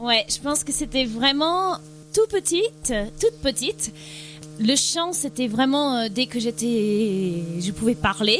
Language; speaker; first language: French; non-native, fluent; English